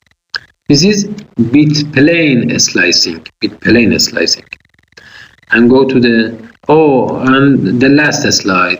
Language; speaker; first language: English; non-native, fluent; Persian